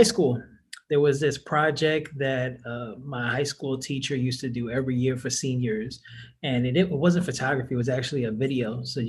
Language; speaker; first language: English; native; English